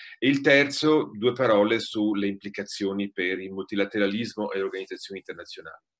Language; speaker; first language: Italian; native; Italian